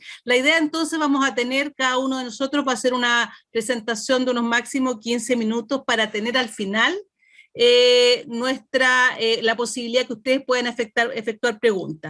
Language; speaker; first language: Spanish; native; Spanish